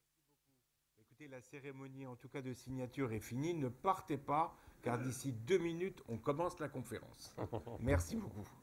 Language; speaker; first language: French; native; French